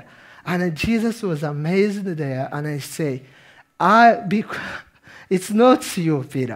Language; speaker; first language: English; non-native, local second language; Kinyarwanda